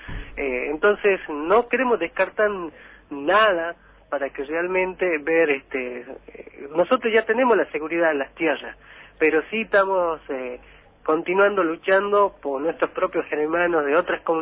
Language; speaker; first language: Spanish; native; Spanish